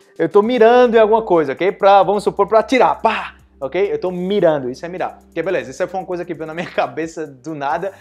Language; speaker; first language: Portuguese; native; Portuguese